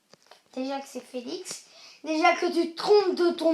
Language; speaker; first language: French; native; French